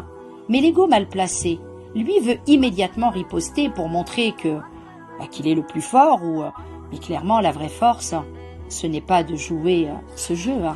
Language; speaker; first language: French; native; French